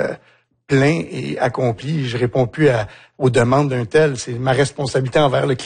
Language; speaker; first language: French; native; French